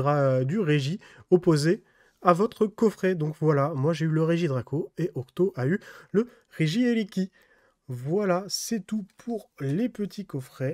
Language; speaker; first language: French; native; French